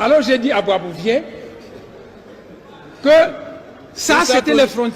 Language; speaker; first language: French; non-native, local second language; Kongo